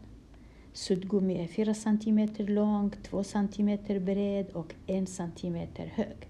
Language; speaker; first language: Swedish; non-native, fluent; Kurdish